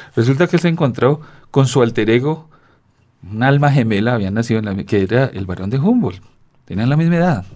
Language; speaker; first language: Spanish; native; Spanish